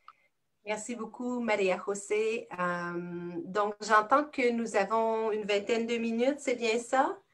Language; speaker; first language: French; native; French